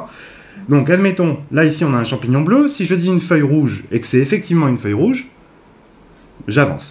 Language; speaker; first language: French; native; French